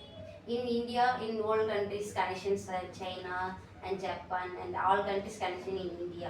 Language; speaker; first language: English; non-native, learner; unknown